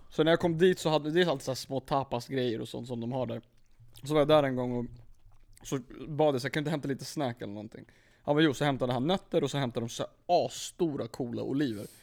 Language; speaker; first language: Swedish; early bilingual, other home language; Kurdish